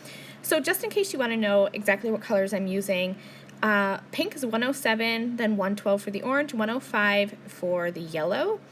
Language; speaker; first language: English; native; English